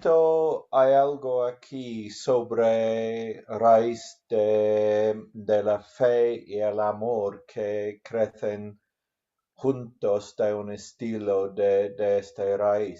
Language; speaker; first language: Spanish; non-native, learner; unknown